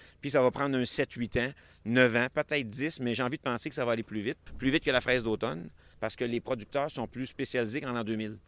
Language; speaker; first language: French; native; French